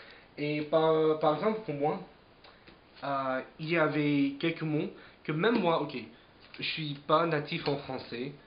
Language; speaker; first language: French; non-native, fluent; English